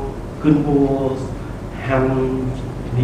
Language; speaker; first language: Korean; non-native, learner; Vietnamese